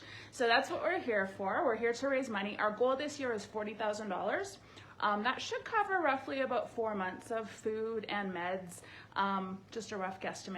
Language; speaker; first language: English; native; English